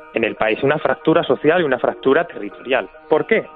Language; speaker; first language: Spanish; native; Spanish